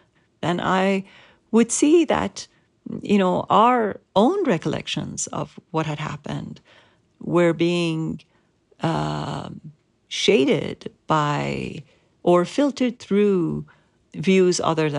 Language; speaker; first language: English; non-native, fluent; Persian